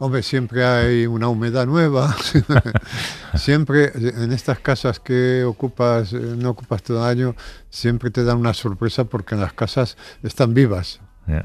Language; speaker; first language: Spanish; native; Spanish